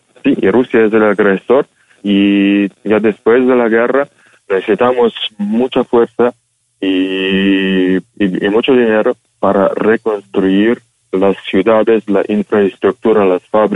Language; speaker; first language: Spanish; non-native, fluent; Ukrainian